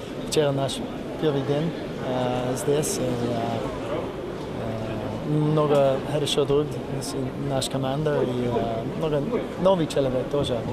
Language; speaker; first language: Russian; non-native, learner; French